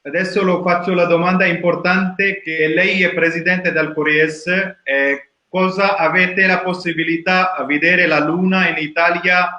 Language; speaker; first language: Italian; non-native, learner; Urdu